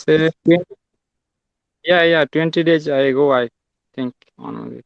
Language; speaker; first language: English; non-native, learner; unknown